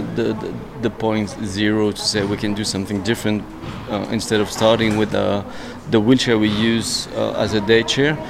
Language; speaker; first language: English; non-native, fluent; French